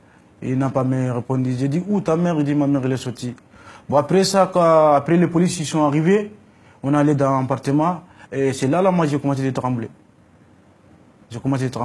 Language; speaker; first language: French; non-native, learner; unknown